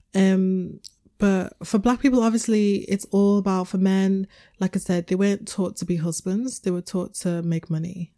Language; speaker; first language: English; native; English